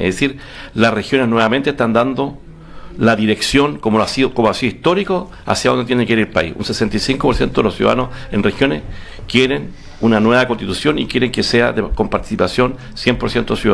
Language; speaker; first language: Spanish; native; Spanish